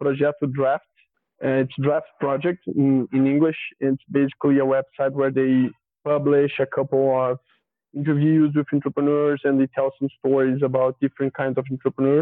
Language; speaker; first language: English; non-native, fluent; Portuguese